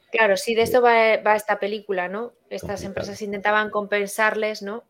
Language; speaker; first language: Spanish; native; Spanish